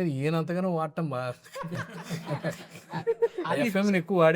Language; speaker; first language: Telugu; native; Telugu